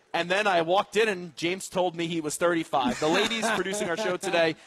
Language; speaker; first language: English; native; English